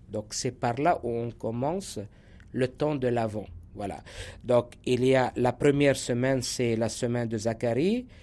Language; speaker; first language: French; non-native, local second language; Arabic